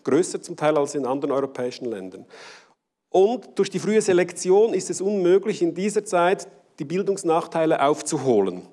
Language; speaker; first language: German; native; German